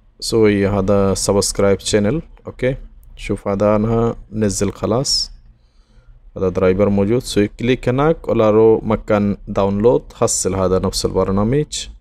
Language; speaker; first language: Arabic; non-native, learner; Bangla